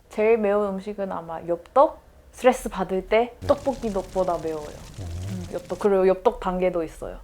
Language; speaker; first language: Korean; non-native, fluent; Chinese